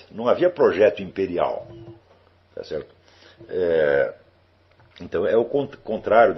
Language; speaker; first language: Portuguese; native; Portuguese